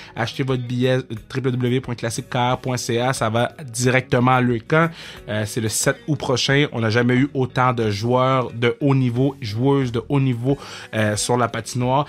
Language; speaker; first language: French; native; French